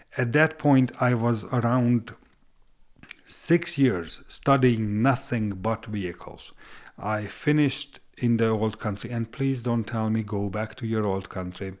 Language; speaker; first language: English; non-native, fluent; Hungarian